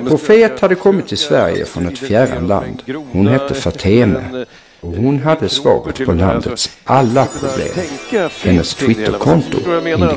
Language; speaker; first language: Swedish; native; Swedish